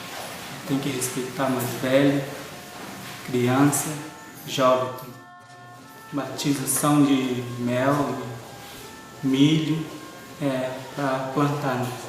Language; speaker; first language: Portuguese; non-native, local second language; Guarani